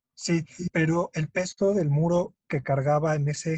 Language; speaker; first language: Spanish; native; Spanish